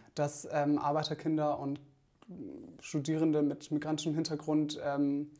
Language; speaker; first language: German; native; German